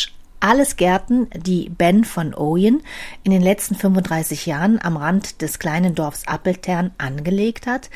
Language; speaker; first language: German; native; German